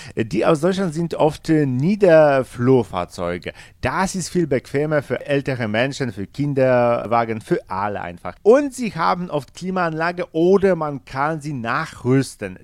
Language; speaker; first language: German; non-native, fluent; Polish